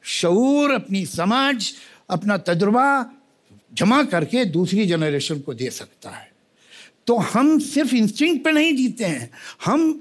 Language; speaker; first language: Hindi; native; Hindi